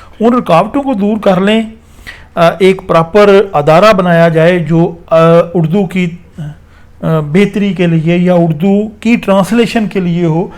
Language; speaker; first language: Urdu; non-native, local second language; Punjabi